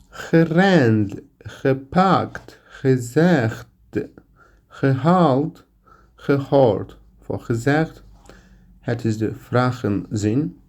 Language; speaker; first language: Dutch; non-native, learner; Turkish